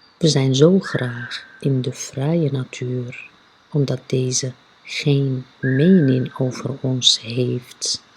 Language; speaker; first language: Dutch; non-native, fluent; Arabic